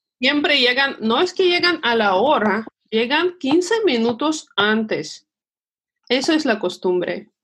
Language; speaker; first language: Spanish; non-native, fluent; Russian